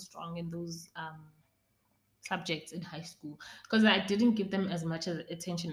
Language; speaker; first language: English; non-native, local second language; Northern Sotho